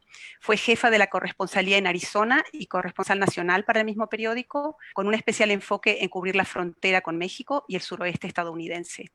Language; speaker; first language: Spanish; native; Spanish